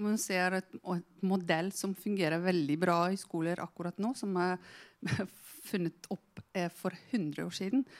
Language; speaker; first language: Norwegian; non-native, fluent; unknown